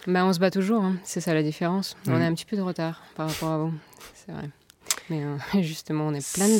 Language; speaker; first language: French; non-native, fluent; Russian